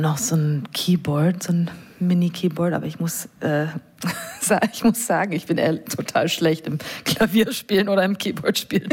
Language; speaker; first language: German; non-native, fluent; English